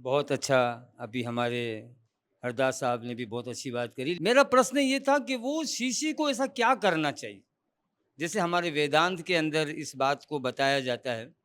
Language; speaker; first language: Urdu; non-native, local second language; Gujarati